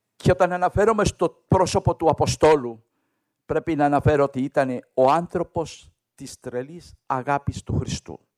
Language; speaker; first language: Greek; non-native, learner; Spanish